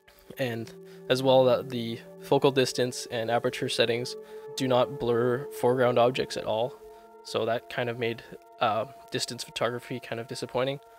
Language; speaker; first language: English; native; English